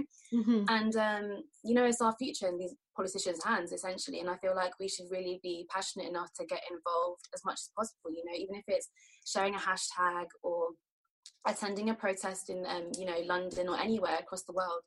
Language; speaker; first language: English; native; English